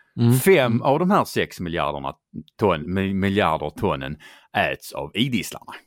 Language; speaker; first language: Swedish; native; Swedish